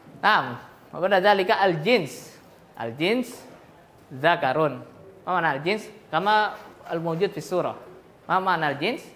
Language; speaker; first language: Arabic; non-native, fluent; Indonesian